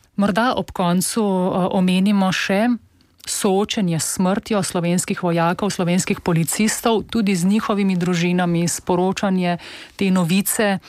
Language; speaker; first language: Slovenian; native; Slovenian